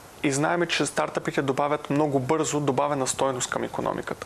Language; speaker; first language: Bulgarian; native; Bulgarian